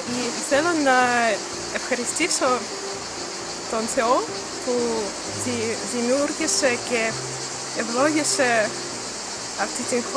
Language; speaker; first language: Greek; non-native, fluent; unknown